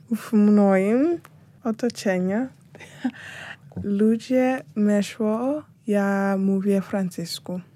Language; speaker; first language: Polish; non-native, learner; Shona